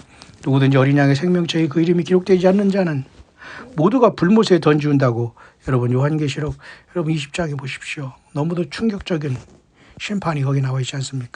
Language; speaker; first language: Korean; native; Korean